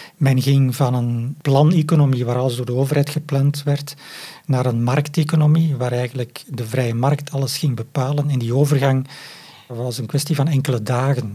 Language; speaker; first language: Dutch; native; Dutch